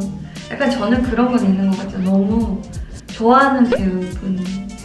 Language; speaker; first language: Korean; non-native, fluent; Japanese